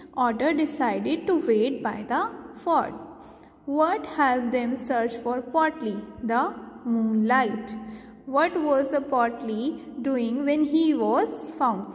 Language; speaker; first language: English; non-native, local second language; Hindi